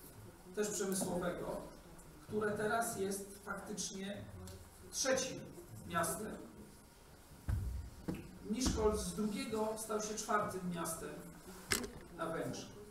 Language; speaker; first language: Polish; native; Polish